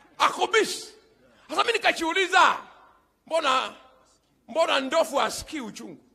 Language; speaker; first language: Swahili; native; Swahili